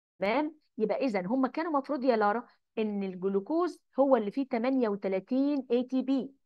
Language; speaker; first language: Arabic; native; Arabic